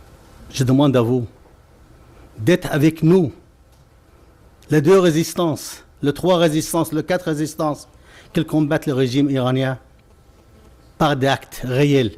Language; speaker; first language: French; non-native, fluent; Arabic